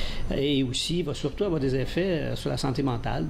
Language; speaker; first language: French; native; French